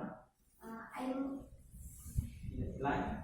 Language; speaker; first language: English; non-native, learner; Indonesian